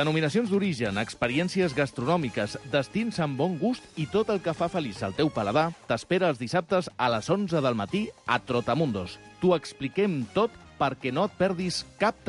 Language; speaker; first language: Catalan; native; Catalan